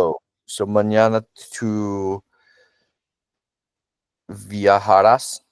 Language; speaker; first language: Spanish; non-native, learner; English